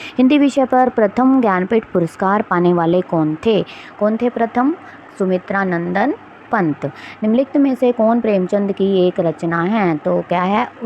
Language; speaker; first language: Hindi; native; Hindi